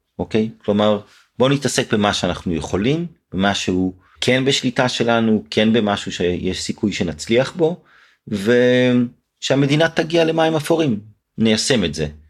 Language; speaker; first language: Hebrew; native; Hebrew